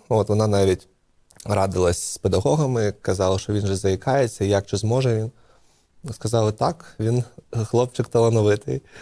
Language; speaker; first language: Ukrainian; non-native, local second language; Russian